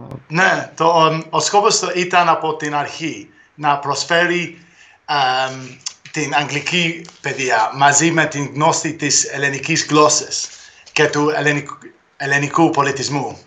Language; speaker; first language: Greek; early bilingual, heritage; Greek